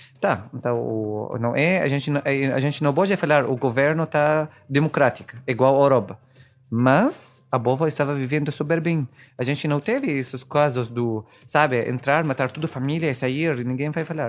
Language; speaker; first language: Portuguese; non-native, fluent; Arabic